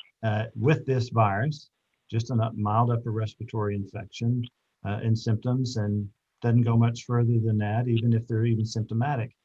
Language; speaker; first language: English; native; English